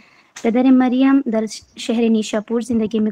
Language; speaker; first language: Persian; non-native, learner; Urdu